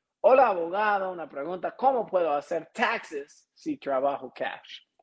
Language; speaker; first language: Spanish; non-native, learner; English